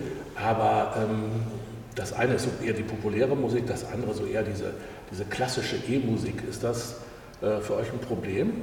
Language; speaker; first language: German; native; German